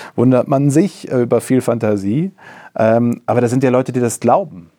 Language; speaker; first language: German; native; German